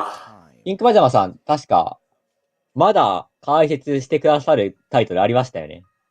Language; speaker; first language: Japanese; native; Japanese